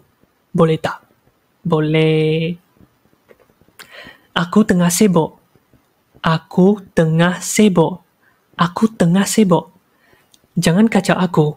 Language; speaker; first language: Indonesian; non-native, local second language; Chinese